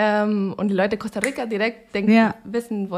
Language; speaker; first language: German; non-native, fluent; Spanish